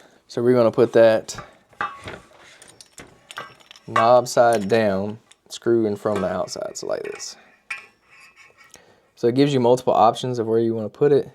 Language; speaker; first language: English; native; English